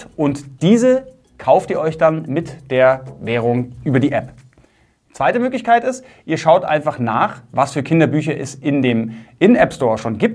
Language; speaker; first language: German; native; German